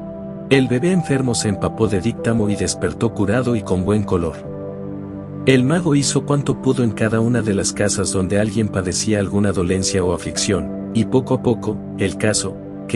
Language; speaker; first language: Spanish; native; Spanish